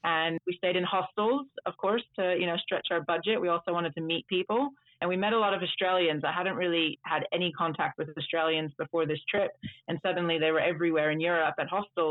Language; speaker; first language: English; early bilingual, other home language; Dutch